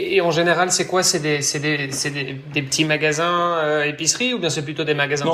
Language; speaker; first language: French; native; French